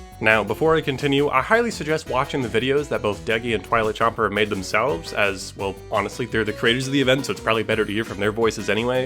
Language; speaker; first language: English; native; English